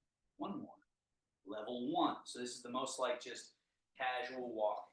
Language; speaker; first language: English; native; English